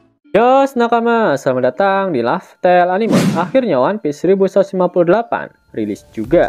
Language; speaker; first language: Indonesian; native; Indonesian